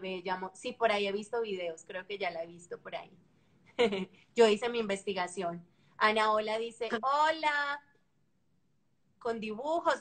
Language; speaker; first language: Spanish; native; Spanish